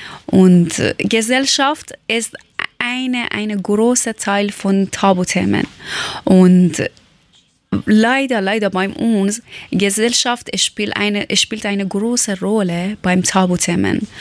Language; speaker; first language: German; non-native, learner; Persian